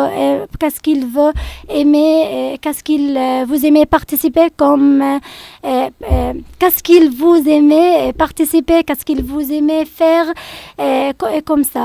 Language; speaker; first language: French; non-native, learner; Arabic